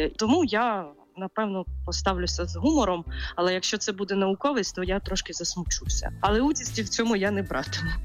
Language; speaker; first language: Ukrainian; native; Ukrainian